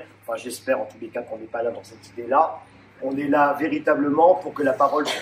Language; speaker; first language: French; native; French